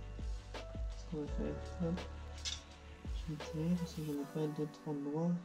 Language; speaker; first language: French; native; French